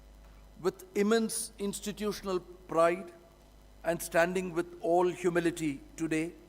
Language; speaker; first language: English; non-native, local second language; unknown